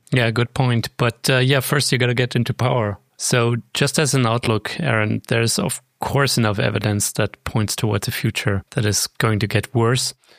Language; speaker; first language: English; non-native, fluent; German